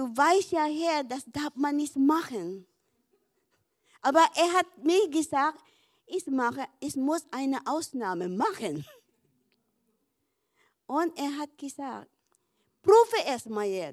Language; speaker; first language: German; non-native, learner; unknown